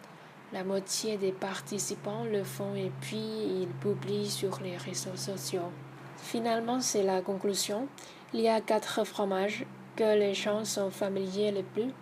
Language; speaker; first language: French; non-native, learner; Thai